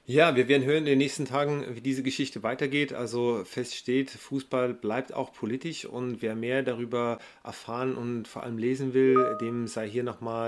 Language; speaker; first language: German; native; German